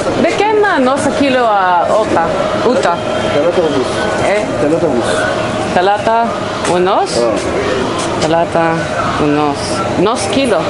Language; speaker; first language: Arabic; non-native, learner; English